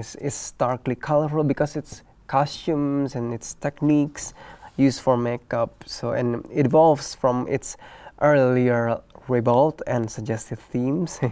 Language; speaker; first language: English; non-native, fluent; Indonesian